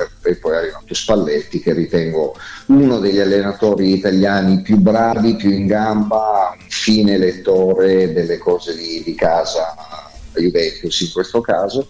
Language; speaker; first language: Italian; native; Italian